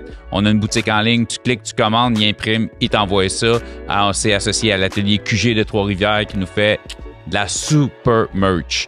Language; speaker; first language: French; native; French